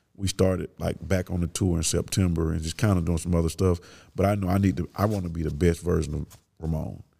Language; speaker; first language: English; native; English